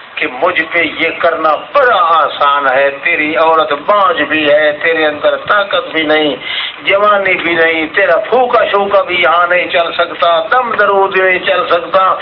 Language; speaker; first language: Urdu; non-native, local second language; Saraiki